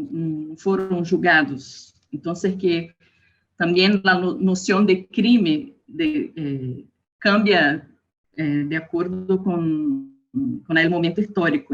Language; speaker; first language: Spanish; non-native, learner; Portuguese